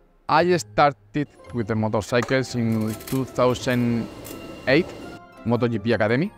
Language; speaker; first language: English; non-native, learner; Spanish